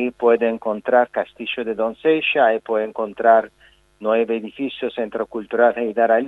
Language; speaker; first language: Spanish; non-native, fluent; Azerbaijani